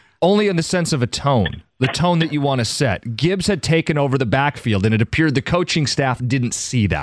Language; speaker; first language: English; native; English